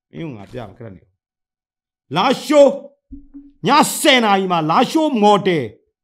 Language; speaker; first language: Burmese; non-native, local second language; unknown